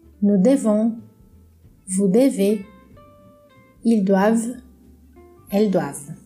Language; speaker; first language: French; non-native, fluent; Portuguese